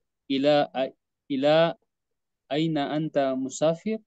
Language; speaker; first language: Arabic; non-native, learner; Indonesian